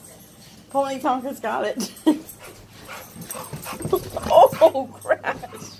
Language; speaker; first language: English; native; English